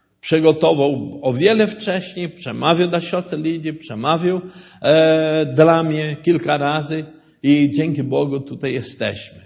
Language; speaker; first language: Polish; non-native, learner; Portuguese